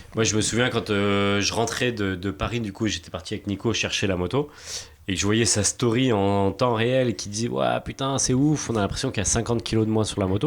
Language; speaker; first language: French; native; French